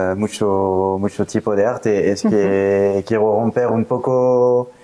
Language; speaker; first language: Spanish; non-native, fluent; French